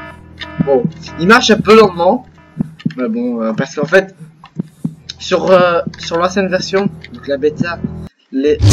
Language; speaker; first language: French; native; French